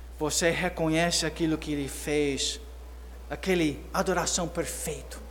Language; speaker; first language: Portuguese; non-native, fluent; English